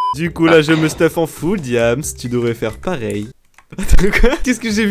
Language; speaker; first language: French; native; French